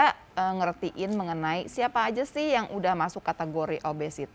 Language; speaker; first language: Indonesian; native; Indonesian